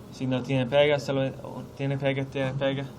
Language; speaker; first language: Spanish; non-native, learner; English